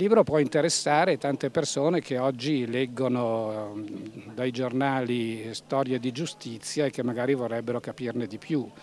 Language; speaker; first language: Italian; native; Italian